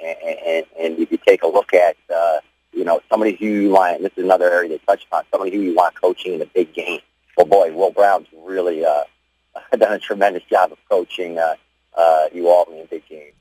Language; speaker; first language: English; native; English